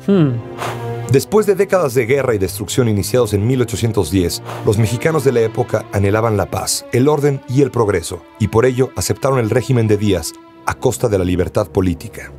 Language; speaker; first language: Spanish; native; Spanish